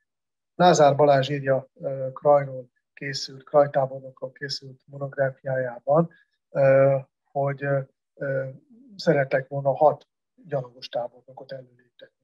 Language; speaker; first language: Hungarian; native; Hungarian